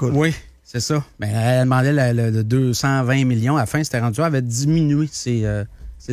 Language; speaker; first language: French; native; French